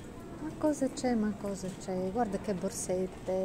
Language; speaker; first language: Italian; non-native, learner; Russian